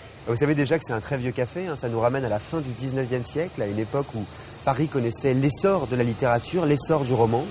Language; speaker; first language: French; native; French